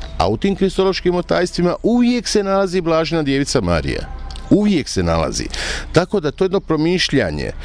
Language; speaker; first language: Croatian; native; Croatian